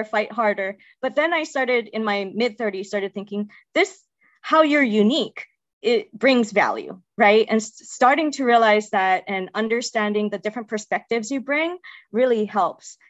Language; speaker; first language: English; native; English